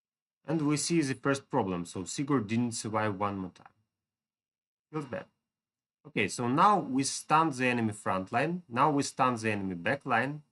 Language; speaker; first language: English; non-native, fluent; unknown